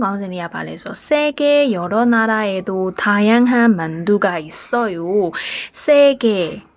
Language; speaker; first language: Korean; non-native, learner; Burmese